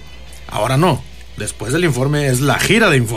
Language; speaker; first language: Spanish; native; Spanish